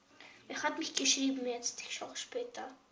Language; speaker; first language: German; non-native, learner; Bulgarian